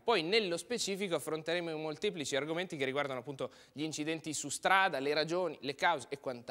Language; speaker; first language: Italian; native; Italian